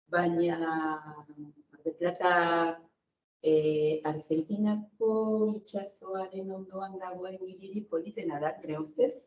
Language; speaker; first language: Basque; non-native, fluent; Spanish